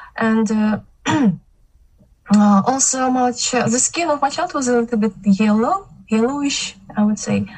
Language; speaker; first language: English; non-native, fluent; Kazakh